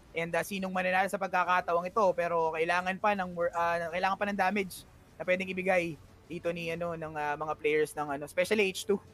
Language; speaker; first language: Filipino; native; Filipino